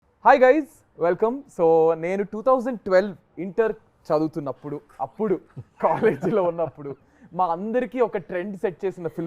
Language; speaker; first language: Telugu; native; Telugu